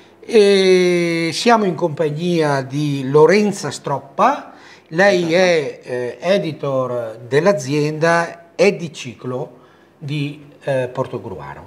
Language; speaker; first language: Italian; native; Italian